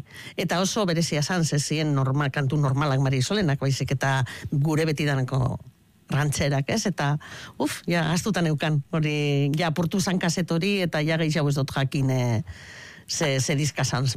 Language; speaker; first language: Basque; native; Basque